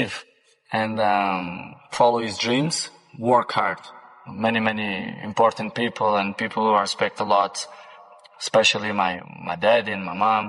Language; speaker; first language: English; non-native, fluent; Portuguese